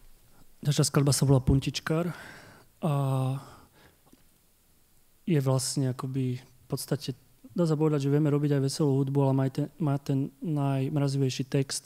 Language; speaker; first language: Slovak; native; Slovak